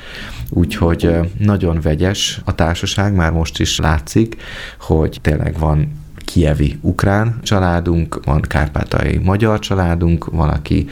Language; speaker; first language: Hungarian; native; Hungarian